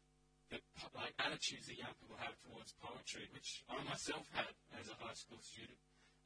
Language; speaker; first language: English; native; English